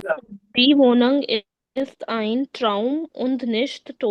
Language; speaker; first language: German; non-native, learner; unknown